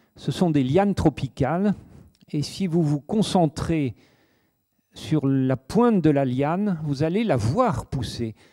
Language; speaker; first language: French; native; French